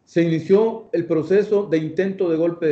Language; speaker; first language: Spanish; native; Spanish